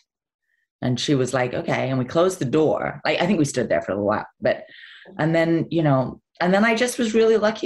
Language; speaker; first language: English; native; English